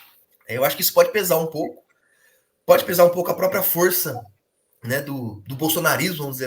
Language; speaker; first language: Portuguese; native; Portuguese